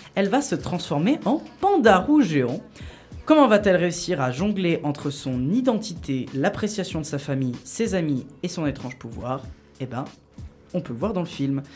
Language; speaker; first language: French; native; French